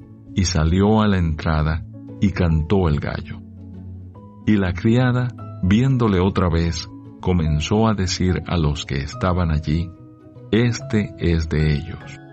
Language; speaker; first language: Spanish; native; Spanish